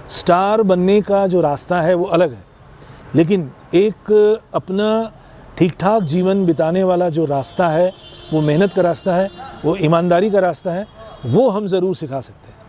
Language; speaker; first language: Hindi; non-native, local second language; Kashmiri